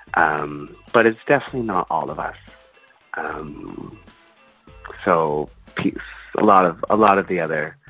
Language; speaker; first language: English; native; English